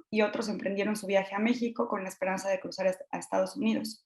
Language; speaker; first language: Spanish; native; Spanish